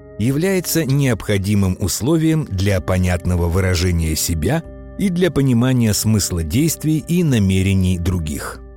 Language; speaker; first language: Russian; native; Russian